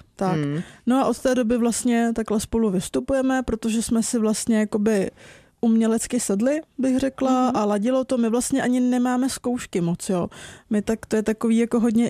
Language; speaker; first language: Czech; native; Czech